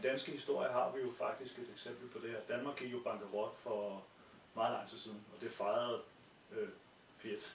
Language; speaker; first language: Danish; native; Danish